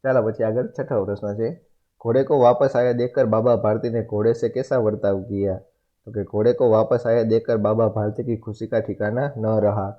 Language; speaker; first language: Hindi; non-native, local second language; Gujarati